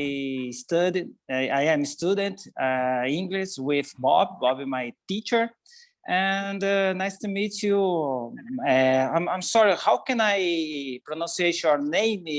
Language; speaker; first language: English; non-native, learner; Portuguese